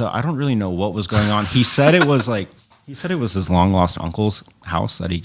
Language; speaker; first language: English; native; English